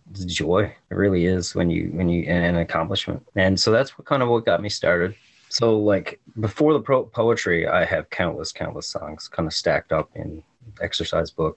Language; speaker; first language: English; native; English